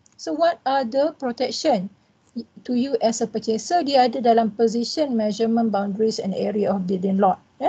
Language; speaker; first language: English; non-native, local second language; Malay